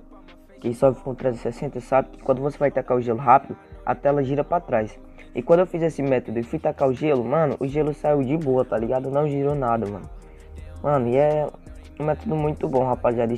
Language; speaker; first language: Portuguese; native; Portuguese